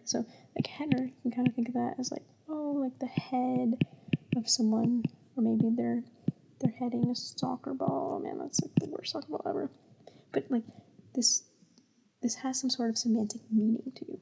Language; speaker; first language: English; native; English